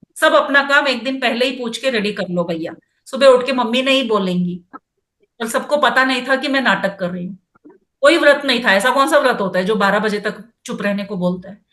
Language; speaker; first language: Hindi; non-native, local second language; Kannada